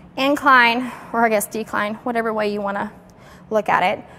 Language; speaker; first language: English; native; English